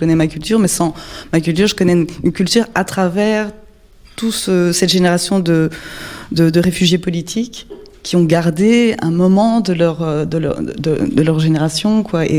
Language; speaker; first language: French; native; French